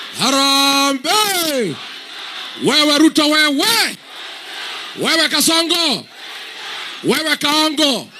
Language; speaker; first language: Swahili; non-native, local second language; Kikuyu